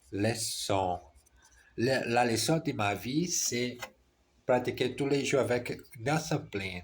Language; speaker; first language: French; non-native, learner; Portuguese